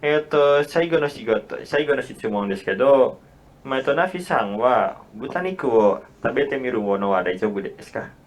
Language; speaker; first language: Japanese; non-native, fluent; Indonesian